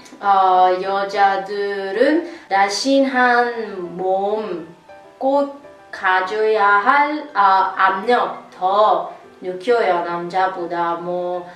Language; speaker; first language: Korean; non-native, learner; Italian